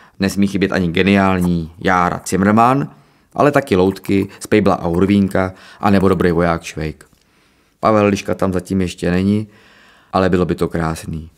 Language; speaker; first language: Czech; native; Czech